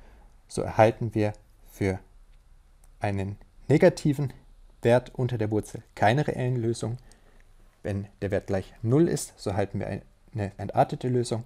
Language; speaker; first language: German; native; German